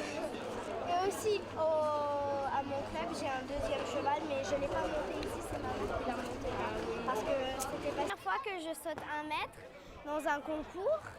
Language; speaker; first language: French; early bilingual, other home language; English